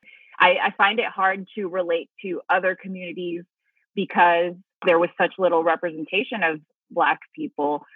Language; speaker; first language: English; early bilingual, other home language; Filipino